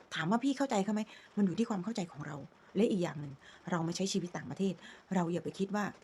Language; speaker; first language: Thai; native; Thai